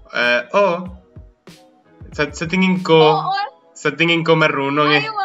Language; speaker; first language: Filipino; non-native, learner; Spanish